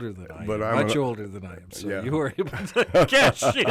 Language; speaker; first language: English; non-native, fluent; Ukrainian